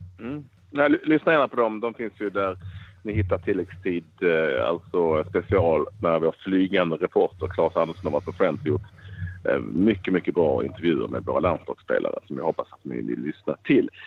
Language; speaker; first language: Swedish; native; Swedish